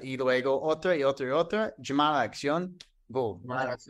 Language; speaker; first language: Spanish; non-native, fluent; English